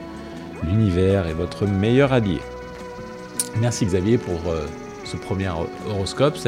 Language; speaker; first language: French; native; French